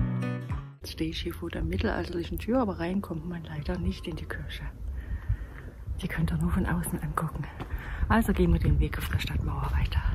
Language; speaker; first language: German; native; German